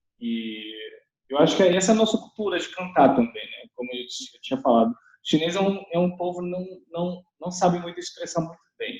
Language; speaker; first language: Portuguese; non-native, fluent; Chinese